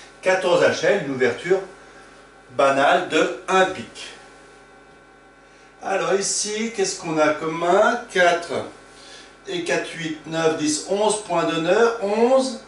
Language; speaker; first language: French; native; French